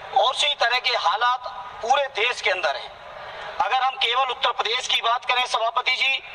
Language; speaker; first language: Hindi; native; Hindi